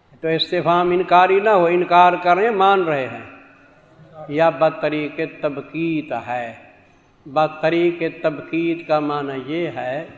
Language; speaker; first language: Urdu; non-native, local second language; Saraiki